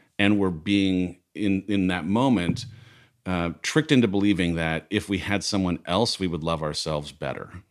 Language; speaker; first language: English; native; English